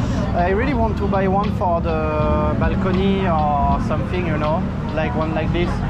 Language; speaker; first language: English; non-native, learner; French